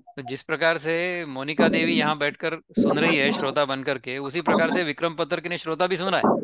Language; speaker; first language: Hindi; non-native, local second language; Marathi